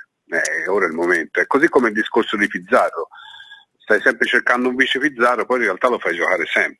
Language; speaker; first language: Italian; native; Italian